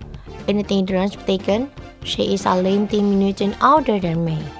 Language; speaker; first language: Dutch; non-native, learner; Indonesian